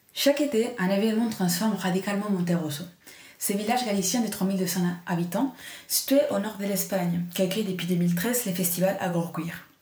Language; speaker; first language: French; non-native, fluent; Spanish